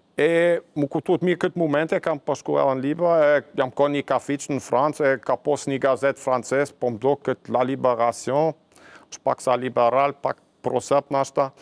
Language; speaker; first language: Albanian; non-native, learner; German